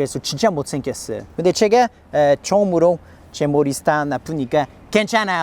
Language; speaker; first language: Korean; non-native, learner; English